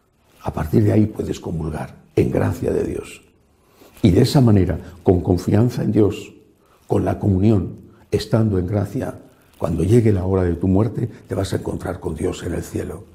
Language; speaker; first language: Spanish; native; Spanish